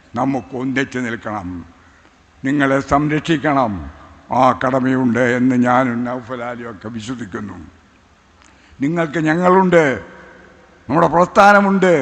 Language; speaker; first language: Malayalam; native; Malayalam